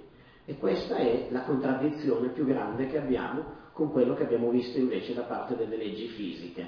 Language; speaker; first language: Italian; native; Italian